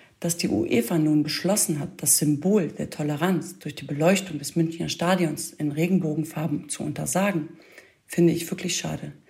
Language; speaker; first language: German; early bilingual, other home language; Kurdish